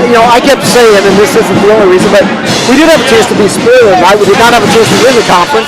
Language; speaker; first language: English; native; English